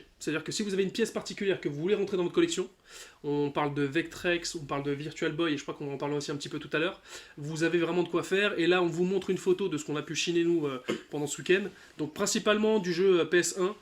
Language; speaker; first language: French; native; French